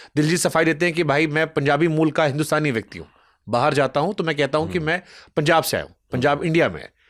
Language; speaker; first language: Hindi; native; Hindi